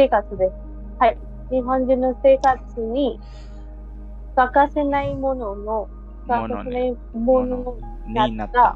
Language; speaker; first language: Japanese; non-native, learner; Hindi